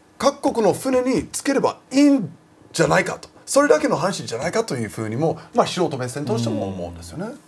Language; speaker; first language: Japanese; non-native, fluent; English